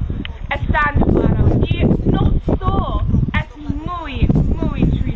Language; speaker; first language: Spanish; non-native, learner; English